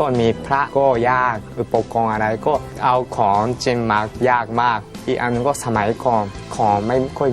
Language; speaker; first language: Thai; early bilingual, heritage; Japanese